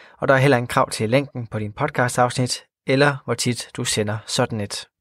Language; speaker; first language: Danish; native; Danish